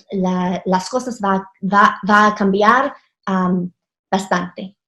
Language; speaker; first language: Spanish; non-native, fluent; English